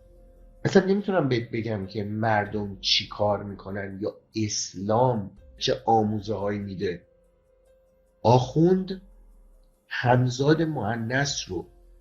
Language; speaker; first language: Persian; native; Persian